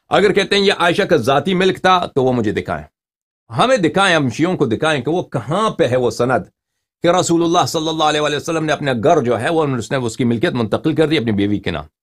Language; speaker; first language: Urdu; non-native, fluent; Persian